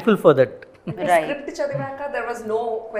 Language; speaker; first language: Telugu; early bilingual, heritage; Telugu